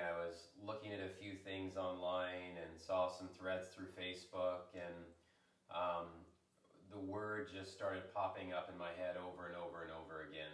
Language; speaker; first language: English; native; English